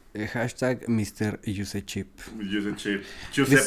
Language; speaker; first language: Spanish; native; Spanish